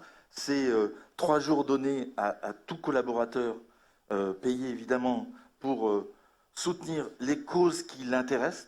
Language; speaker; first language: French; native; French